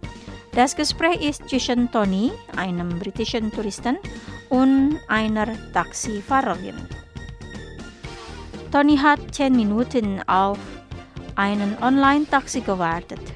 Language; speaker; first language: German; non-native, fluent; Indonesian